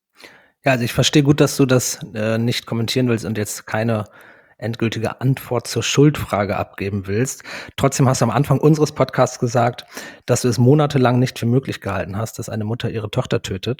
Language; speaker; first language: German; native; German